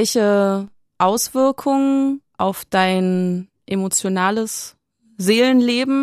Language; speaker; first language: German; native; German